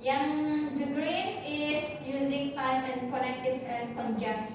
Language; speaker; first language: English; non-native, learner; Indonesian